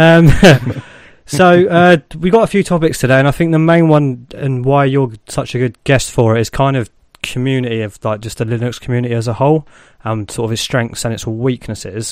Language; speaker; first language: English; native; English